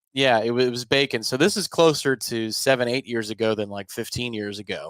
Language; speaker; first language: English; native; English